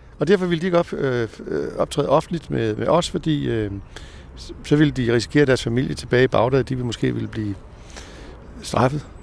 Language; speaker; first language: Danish; native; Danish